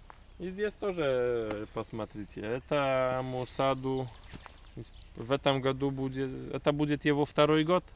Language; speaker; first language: Russian; non-native, fluent; Polish